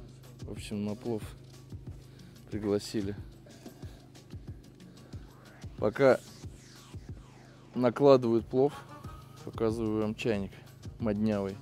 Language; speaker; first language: Russian; native; Russian